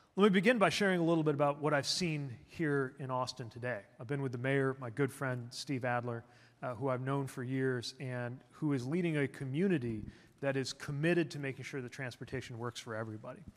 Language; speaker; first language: English; native; English